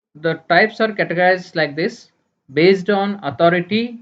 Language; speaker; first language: English; non-native, local second language; Kannada